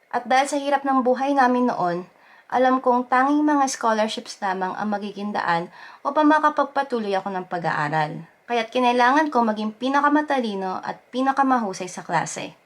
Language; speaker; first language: Filipino; native; Filipino